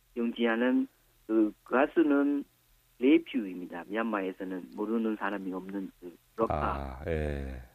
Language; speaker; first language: Korean; non-native, fluent; Burmese